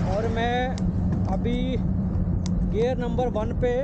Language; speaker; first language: Hindi; non-native, local second language; Punjabi